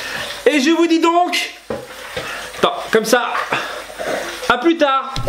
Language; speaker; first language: French; native; French